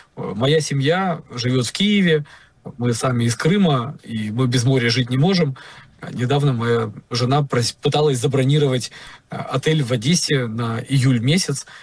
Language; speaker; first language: Russian; non-native, local second language; Ukrainian